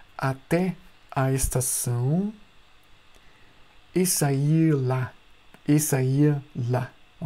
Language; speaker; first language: Portuguese; non-native, fluent; German